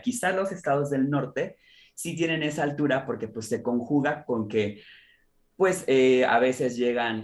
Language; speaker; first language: Spanish; native; Spanish